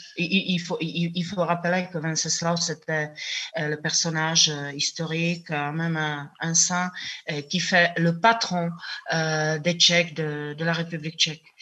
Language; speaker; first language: French; non-native, fluent; Czech